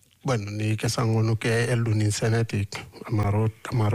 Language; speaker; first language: Basque; non-native, learner; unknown